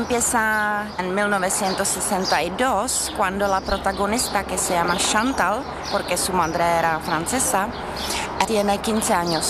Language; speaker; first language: Spanish; non-native, learner; Czech